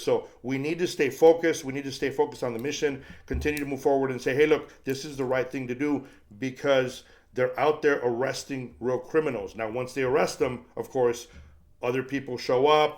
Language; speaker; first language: English; native; English